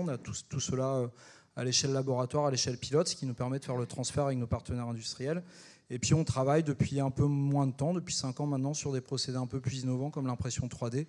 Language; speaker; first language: French; native; French